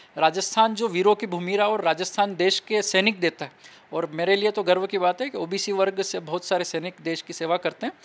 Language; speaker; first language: Hindi; native; Hindi